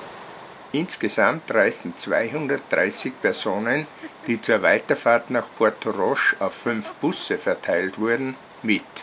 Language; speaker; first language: German; native; German